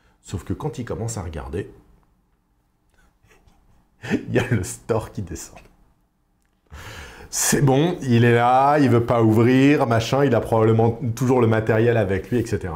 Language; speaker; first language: French; native; French